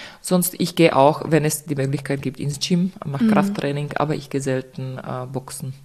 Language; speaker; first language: German; non-native, fluent; Czech